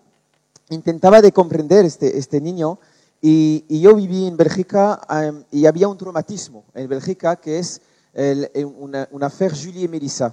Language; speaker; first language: Spanish; non-native, learner; French